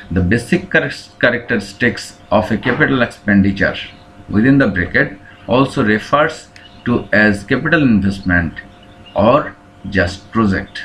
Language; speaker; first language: English; non-native, local second language; Bangla